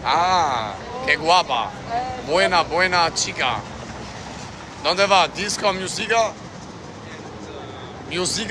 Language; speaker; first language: Spanish; non-native, learner; Albanian